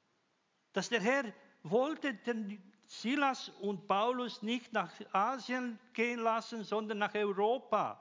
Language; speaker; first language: German; non-native, fluent; Croatian